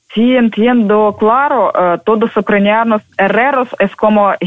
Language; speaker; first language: Spanish; non-native, fluent; Ukrainian